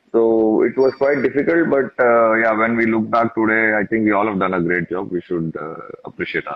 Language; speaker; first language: English; non-native, local second language; Tamil